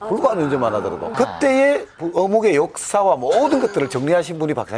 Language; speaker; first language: Korean; native; Korean